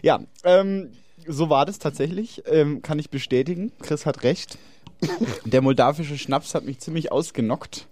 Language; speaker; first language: German; native; German